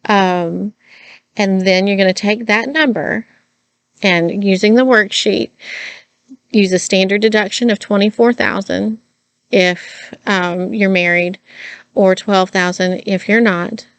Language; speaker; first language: English; native; English